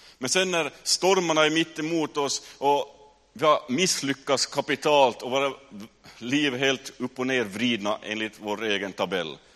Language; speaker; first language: Swedish; native; Swedish